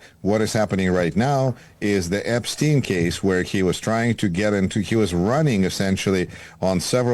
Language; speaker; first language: English; non-native, fluent; Russian